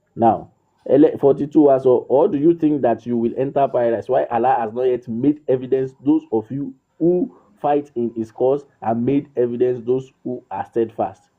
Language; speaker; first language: English; non-native, local second language; Yoruba